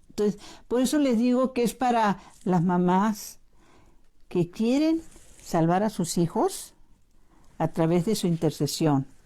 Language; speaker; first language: Spanish; native; Spanish